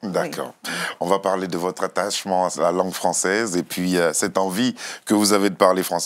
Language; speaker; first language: French; native; French